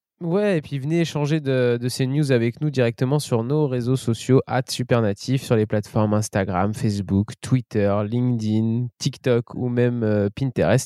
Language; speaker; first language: French; native; French